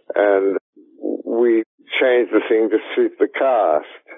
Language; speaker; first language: English; native; English